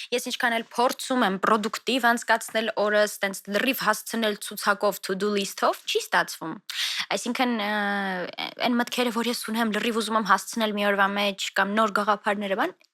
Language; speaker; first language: Armenian; native; Armenian